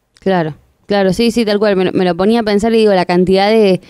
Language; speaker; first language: Spanish; native; Spanish